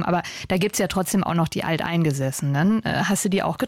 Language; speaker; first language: German; native; German